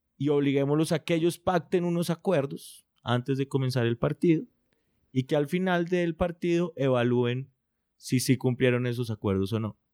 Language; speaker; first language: Spanish; native; Spanish